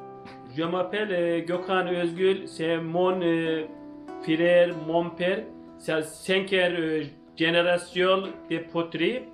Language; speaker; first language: French; non-native, learner; Turkish